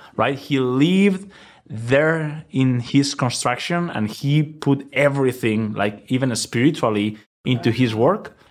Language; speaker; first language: English; non-native, fluent; Spanish